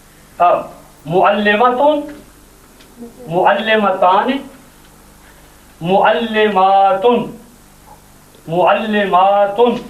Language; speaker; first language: Arabic; non-native, fluent; Urdu